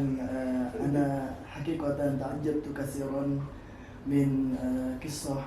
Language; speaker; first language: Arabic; non-native, fluent; Indonesian